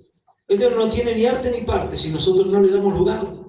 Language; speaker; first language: Spanish; native; Spanish